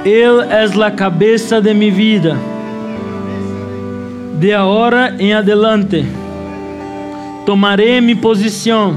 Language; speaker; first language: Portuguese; non-native, learner; Spanish